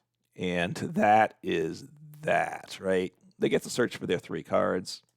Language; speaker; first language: English; native; English